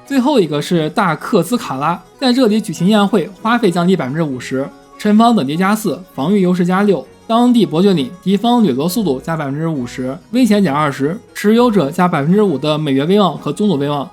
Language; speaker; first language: Chinese; native; Chinese